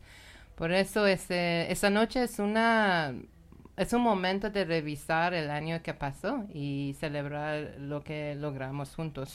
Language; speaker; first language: Spanish; non-native, learner; Persian